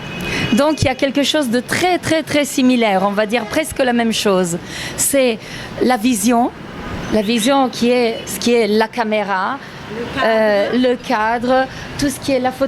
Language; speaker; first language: French; non-native, fluent; Italian